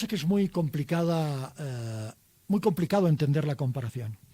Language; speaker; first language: Spanish; native; Spanish